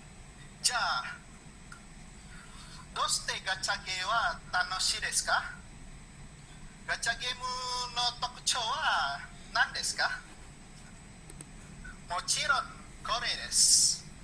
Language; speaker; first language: Japanese; non-native, learner; Indonesian